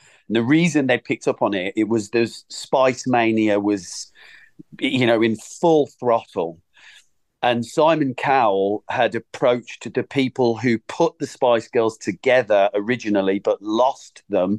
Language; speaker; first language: English; native; English